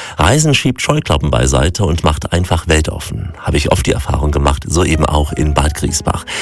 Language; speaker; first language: German; native; German